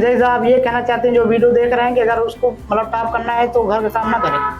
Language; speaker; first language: Hindi; native; Hindi